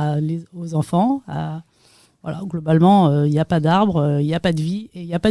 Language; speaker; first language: French; native; French